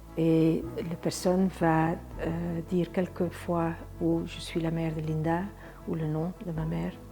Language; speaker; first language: French; non-native, fluent; Dutch